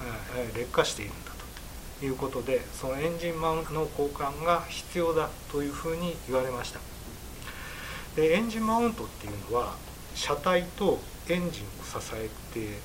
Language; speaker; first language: Japanese; native; Japanese